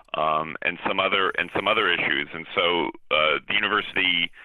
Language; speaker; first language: English; native; English